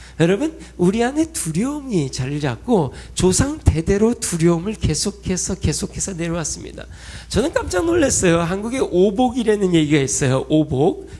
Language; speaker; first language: Korean; early bilingual, heritage; Korean